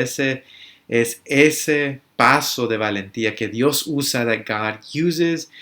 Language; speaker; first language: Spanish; early bilingual, other home language; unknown